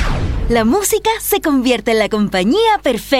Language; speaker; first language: Spanish; native; Spanish